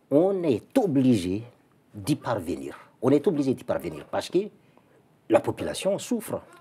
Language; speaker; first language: French; non-native, local second language; Malagasy